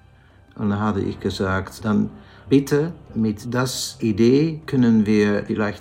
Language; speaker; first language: German; non-native, learner; Dutch